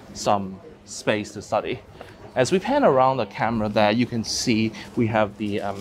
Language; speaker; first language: English; non-native, local second language; Cantonese